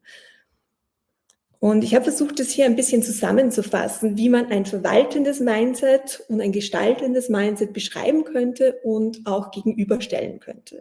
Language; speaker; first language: German; native; German